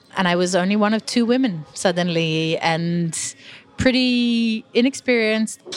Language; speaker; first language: English; non-native, fluent; Hebrew